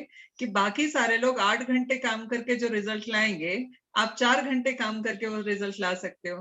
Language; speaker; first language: Hindi; native; Hindi